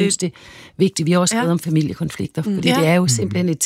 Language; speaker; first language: Danish; native; Danish